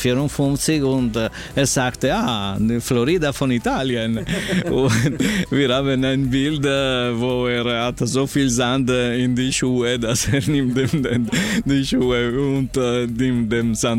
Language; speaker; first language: German; non-native, learner; Italian